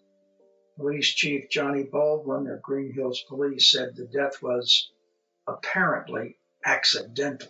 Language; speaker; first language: English; native; English